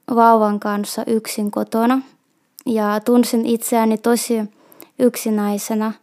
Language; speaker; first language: Finnish; non-native, fluent; Russian